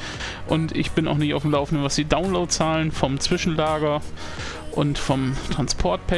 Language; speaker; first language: German; native; German